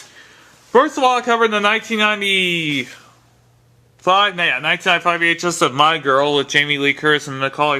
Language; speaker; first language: English; native; English